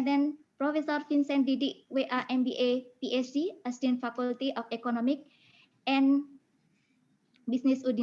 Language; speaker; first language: English; non-native, fluent; Indonesian